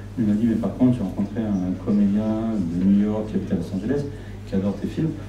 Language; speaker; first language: French; non-native, fluent; Spanish